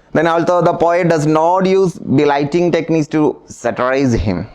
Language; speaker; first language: English; non-native, local second language; Malayalam